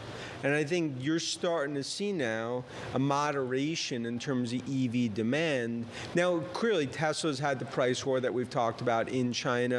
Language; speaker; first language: English; native; English